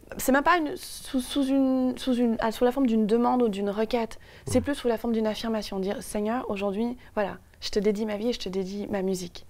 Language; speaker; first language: French; native; French